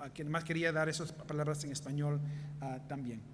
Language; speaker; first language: Spanish; early bilingual, heritage; Spanish